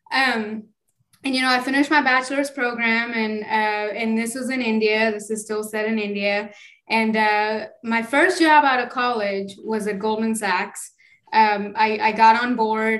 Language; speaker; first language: English; non-native, local second language; Kannada